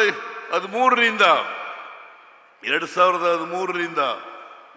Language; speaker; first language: Kannada; native; Kannada